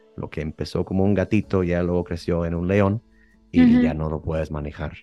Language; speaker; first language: Spanish; early bilingual, heritage; Spanish